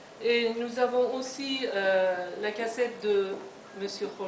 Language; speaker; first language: French; non-native, fluent; Persian